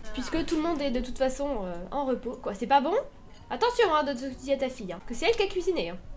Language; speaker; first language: French; native; French